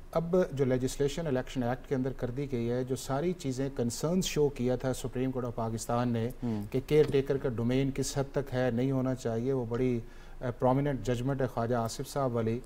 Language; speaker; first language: Hindi; native; Hindi